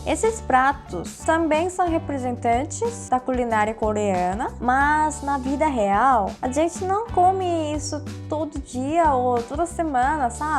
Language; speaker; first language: Portuguese; non-native, fluent; Korean